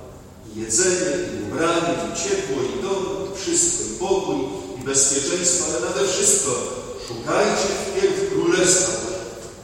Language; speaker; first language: Polish; native; Polish